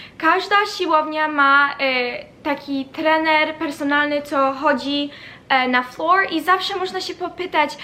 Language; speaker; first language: Polish; early bilingual, heritage; Polish